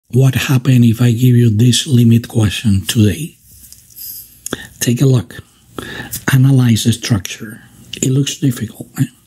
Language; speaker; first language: English; non-native, fluent; Spanish